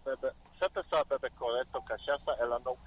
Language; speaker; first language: Portuguese; non-native, learner; Polish